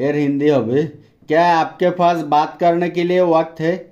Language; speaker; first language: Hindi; non-native, learner; Bangla